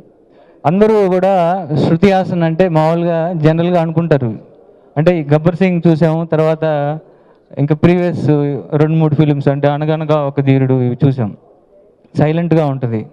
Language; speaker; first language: Telugu; native; Telugu